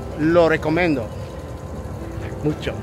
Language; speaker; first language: Spanish; non-native, learner; English